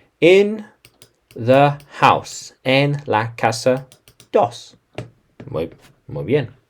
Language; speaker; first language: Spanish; non-native, learner; English